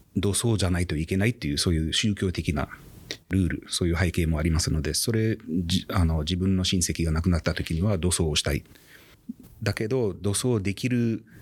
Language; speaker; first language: Japanese; non-native, fluent; English